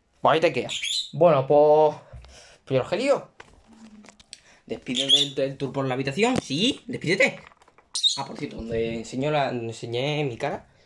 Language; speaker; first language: Spanish; native; Spanish